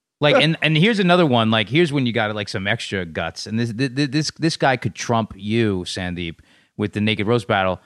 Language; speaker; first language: English; native; English